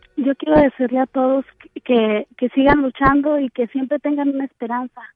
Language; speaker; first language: Spanish; native; Spanish